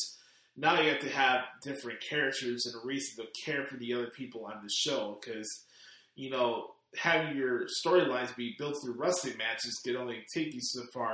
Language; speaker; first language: English; native; English